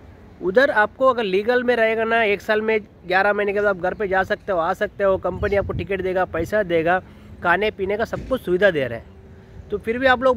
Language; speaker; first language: Hindi; non-native, local second language; Telugu